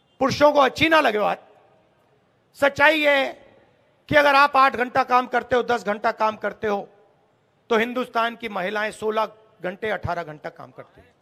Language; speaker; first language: Hindi; native; Hindi